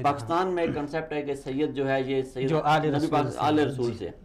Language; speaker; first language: Urdu; native; Urdu